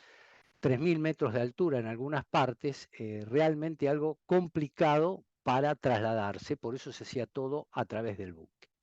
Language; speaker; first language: Spanish; native; Spanish